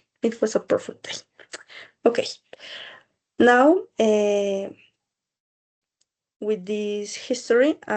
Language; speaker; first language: English; non-native, learner; Spanish